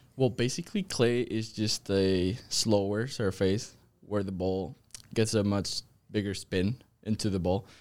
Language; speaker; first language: English; non-native, fluent; Spanish